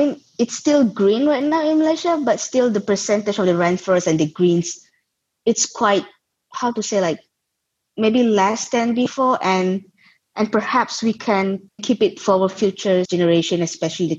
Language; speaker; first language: English; non-native, local second language; Malay